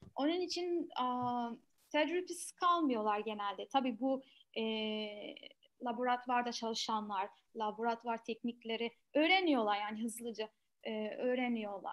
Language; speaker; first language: Turkish; non-native, fluent; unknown